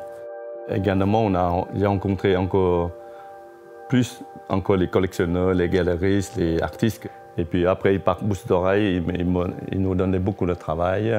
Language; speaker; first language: French; non-native, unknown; Chinese